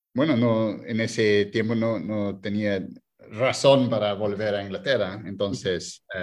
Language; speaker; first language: Spanish; non-native, fluent; English